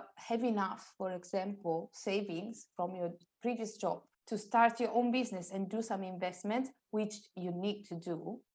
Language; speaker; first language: English; non-native, fluent; Italian